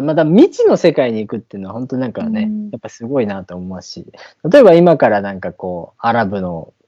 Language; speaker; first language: Japanese; native; Japanese